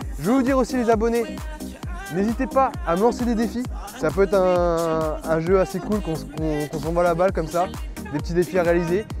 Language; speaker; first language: French; native; French